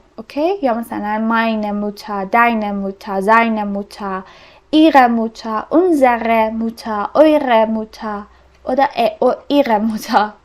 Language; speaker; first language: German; non-native, fluent; Persian